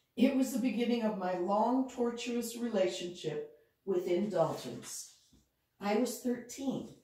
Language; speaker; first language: English; native; English